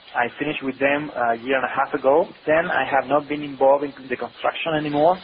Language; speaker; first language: English; non-native, fluent; Spanish